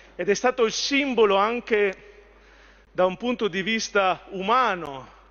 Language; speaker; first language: Italian; native; Italian